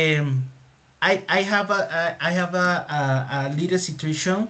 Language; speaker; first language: English; non-native, fluent; Spanish